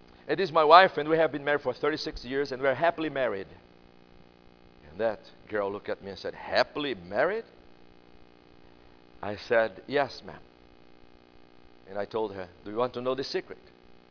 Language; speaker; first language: English; non-native, fluent; Portuguese